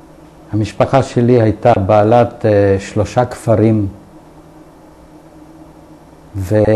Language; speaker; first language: Hebrew; early bilingual, other home language; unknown